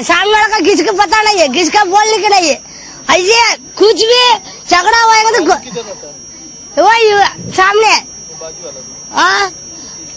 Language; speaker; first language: Hindi; non-native, local second language; Tamil